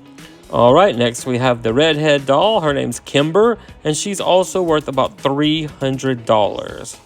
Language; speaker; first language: English; native; English